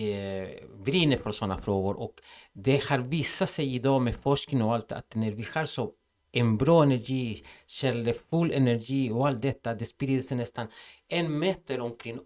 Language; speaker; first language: Swedish; non-native, fluent; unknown